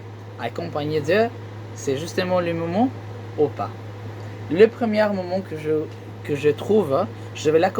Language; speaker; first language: French; non-native, learner; Spanish